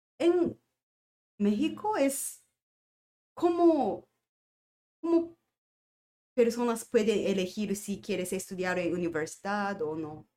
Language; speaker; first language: Spanish; non-native, learner; Japanese